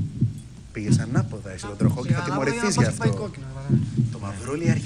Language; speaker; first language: Greek; native; Greek